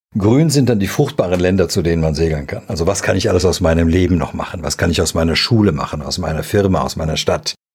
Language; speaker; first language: German; early bilingual, other home language; Serbian